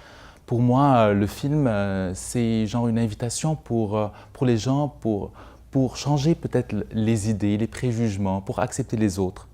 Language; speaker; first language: French; non-native, local second language; Arabic